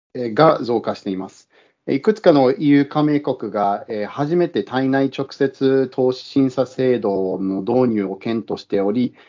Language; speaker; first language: Japanese; non-native, fluent; English